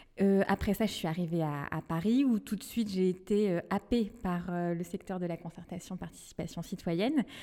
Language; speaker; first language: French; non-native, local second language; Malagasy